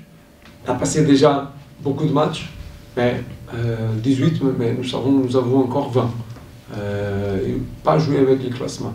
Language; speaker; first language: French; non-native, learner; Portuguese